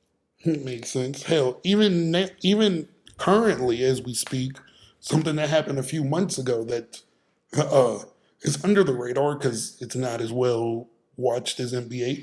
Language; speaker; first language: English; native; English